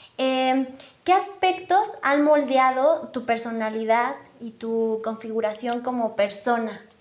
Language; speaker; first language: Spanish; native; Spanish